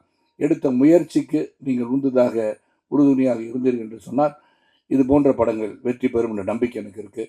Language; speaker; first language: Tamil; native; Tamil